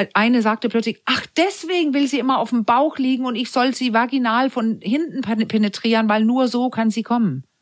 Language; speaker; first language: German; non-native, fluent; Danish